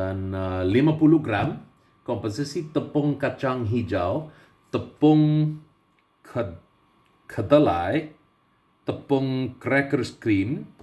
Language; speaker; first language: Indonesian; non-native, learner; English